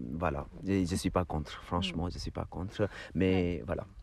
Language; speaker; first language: French; non-native, fluent; Hindi